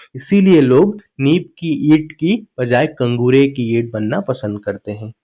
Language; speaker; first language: Hindi; non-native, local second language; Assamese